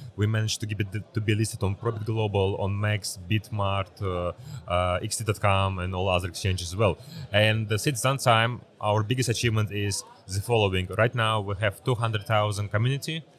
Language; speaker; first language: English; early bilingual, other home language; Uzbek